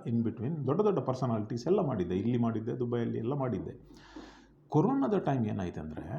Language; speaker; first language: Kannada; non-native, local second language; Konkani